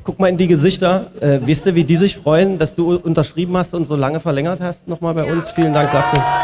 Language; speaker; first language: German; native; German